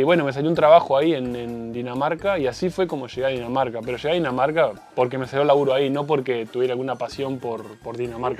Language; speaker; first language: Spanish; native; Spanish